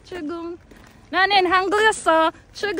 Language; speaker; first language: Korean; non-native, learner; Filipino